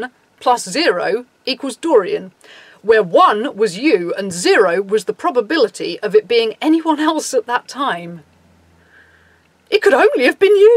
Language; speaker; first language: English; native; English